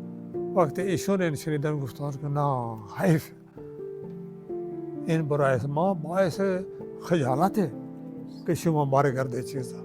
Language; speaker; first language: Persian; non-native, fluent; Urdu